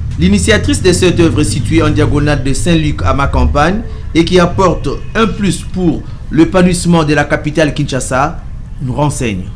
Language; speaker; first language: French; non-native, local second language; Lingala